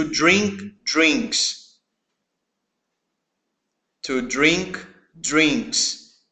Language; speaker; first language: English; non-native, fluent; Portuguese